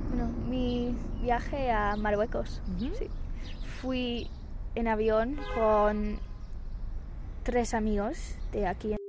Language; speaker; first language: Spanish; non-native, fluent; English